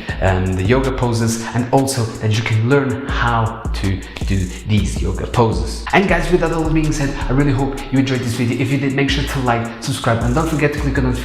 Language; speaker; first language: English; non-native, fluent; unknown